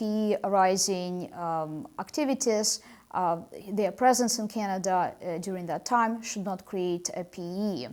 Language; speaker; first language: English; non-native, fluent; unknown